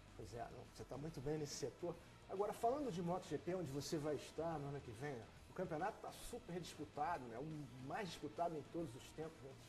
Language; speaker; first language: Portuguese; native; Portuguese